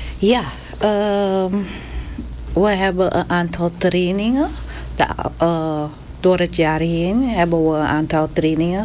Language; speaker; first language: Dutch; non-native, local second language; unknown